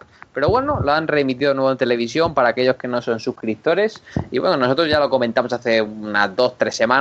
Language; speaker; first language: Spanish; native; Spanish